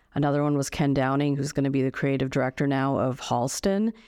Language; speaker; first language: English; native; English